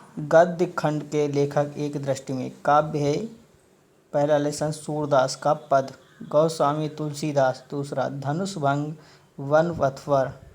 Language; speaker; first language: Hindi; native; Hindi